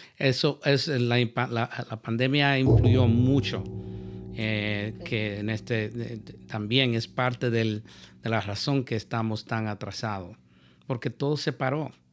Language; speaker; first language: Spanish; early bilingual, heritage; Spanish